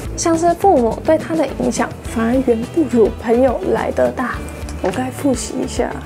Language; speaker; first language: Chinese; non-native, fluent; English